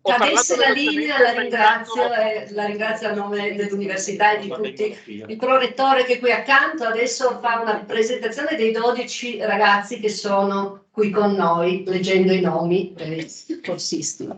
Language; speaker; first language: Italian; native; Italian